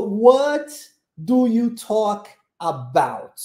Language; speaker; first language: English; non-native, fluent; Portuguese